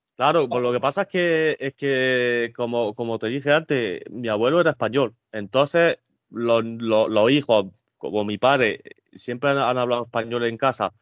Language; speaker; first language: Spanish; early bilingual, other home language; French